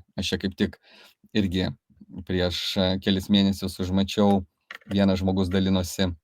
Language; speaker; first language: Lithuanian; native; Lithuanian